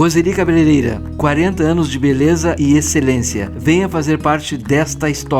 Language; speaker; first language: Portuguese; native; Portuguese